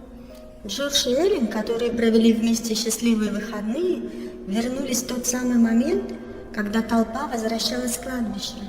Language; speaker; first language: Russian; native; Russian